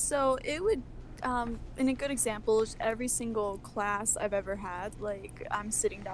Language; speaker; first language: English; native; English